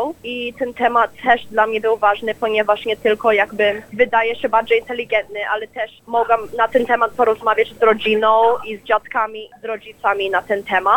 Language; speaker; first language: Polish; early bilingual, heritage; Polish